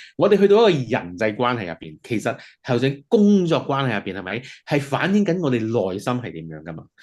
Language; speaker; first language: Cantonese; early bilingual, heritage; Cantonese